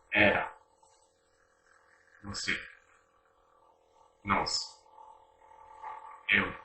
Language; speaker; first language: Portuguese; non-native, learner; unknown